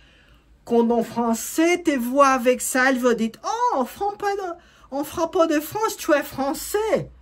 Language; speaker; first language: French; non-native, learner; Portuguese